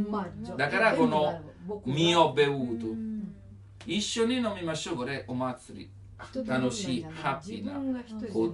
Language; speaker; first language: Japanese; non-native, learner; Italian